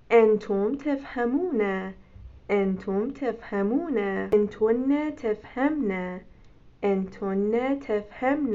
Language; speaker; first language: Arabic; non-native, fluent; Persian